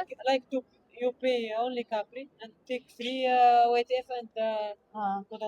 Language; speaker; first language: English; non-native, learner; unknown